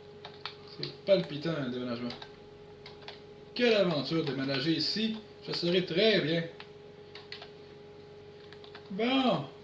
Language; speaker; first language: French; native; French